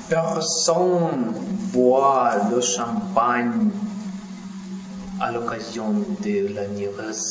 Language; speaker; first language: French; non-native, learner; Russian